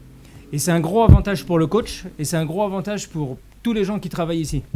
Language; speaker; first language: French; native; French